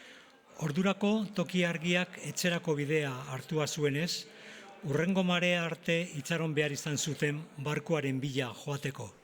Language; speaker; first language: Basque; non-native, local second language; Spanish